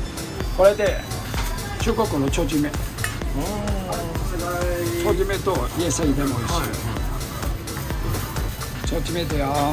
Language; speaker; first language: Japanese; non-native, fluent; Chinese